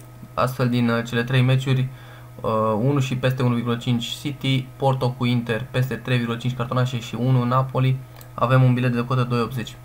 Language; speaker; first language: Romanian; native; Romanian